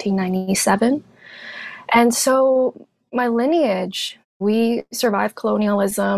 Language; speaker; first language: English; non-native, local second language; Cantonese